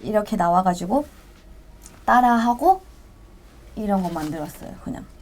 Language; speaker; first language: Korean; non-native, fluent; Thai